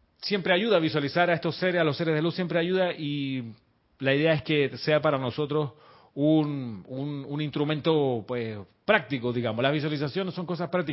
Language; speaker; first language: Spanish; native; Spanish